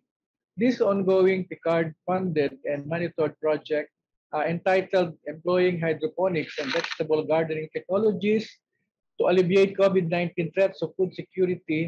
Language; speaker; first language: English; non-native, local second language; Filipino